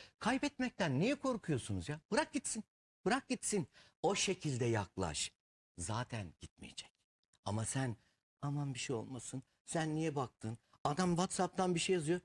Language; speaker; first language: Turkish; native; Turkish